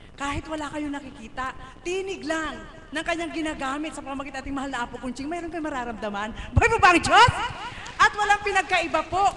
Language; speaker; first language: Filipino; non-native, local second language; Cebuano